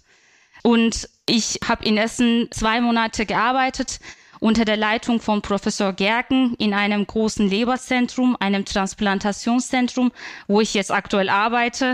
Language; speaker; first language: German; non-native, fluent; Turkish